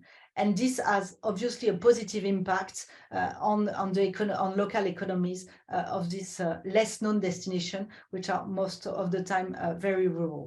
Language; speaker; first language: English; non-native, fluent; French